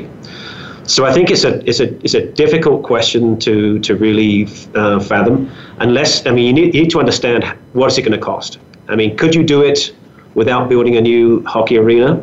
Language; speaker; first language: English; native; English